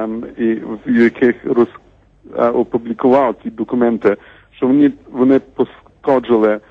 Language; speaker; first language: Ukrainian; early bilingual, heritage; Ukrainian